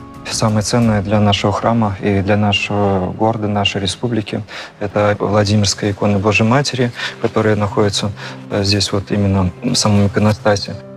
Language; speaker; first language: Russian; non-native, local second language; Chuvash